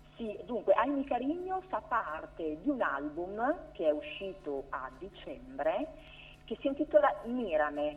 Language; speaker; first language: Italian; native; Italian